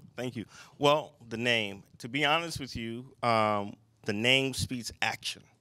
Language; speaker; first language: English; native; English